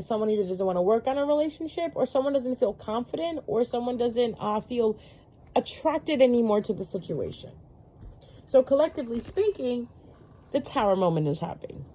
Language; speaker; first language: English; native; English